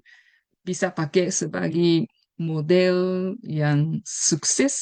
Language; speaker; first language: Indonesian; non-native, fluent; Japanese